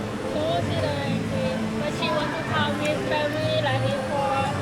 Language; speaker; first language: English; non-native, learner; Thai